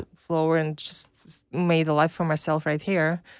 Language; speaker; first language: English; non-native, fluent; Russian